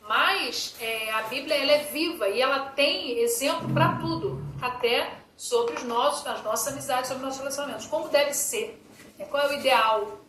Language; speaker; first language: Portuguese; native; Portuguese